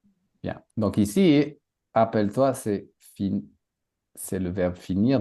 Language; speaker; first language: French; native; French